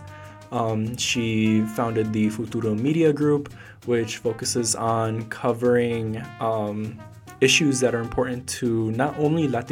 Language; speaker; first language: English; native; English